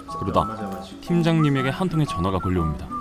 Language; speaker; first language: Korean; native; Korean